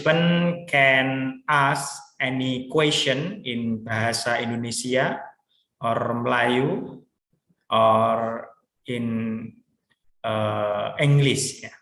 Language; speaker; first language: English; non-native, learner; Indonesian